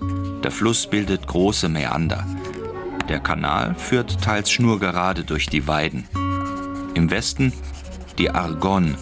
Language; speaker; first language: German; native; German